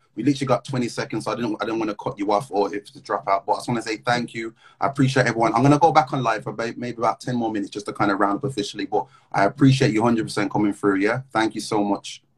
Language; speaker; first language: English; native; English